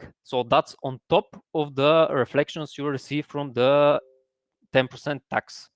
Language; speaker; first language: English; non-native, fluent; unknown